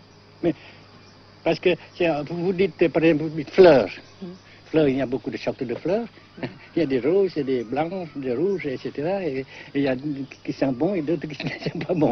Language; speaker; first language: French; non-native, local second language; Vietnamese